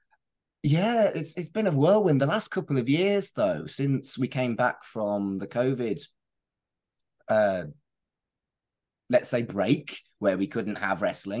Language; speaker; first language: English; native; English